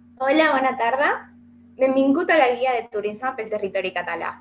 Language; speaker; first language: Catalan; non-native, learner; Spanish